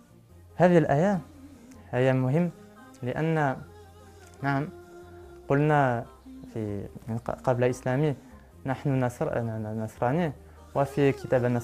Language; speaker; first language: Arabic; non-native, learner; French